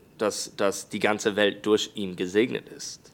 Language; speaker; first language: German; non-native, learner; English